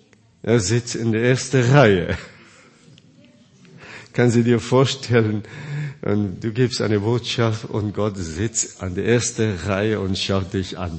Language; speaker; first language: German; non-native, fluent; Korean